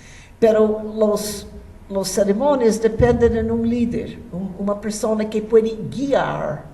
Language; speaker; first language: Spanish; non-native, fluent; English